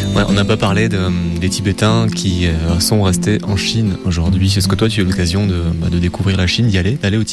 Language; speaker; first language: French; native; French